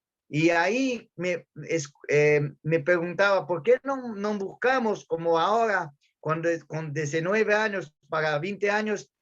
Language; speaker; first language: Spanish; non-native, fluent; Portuguese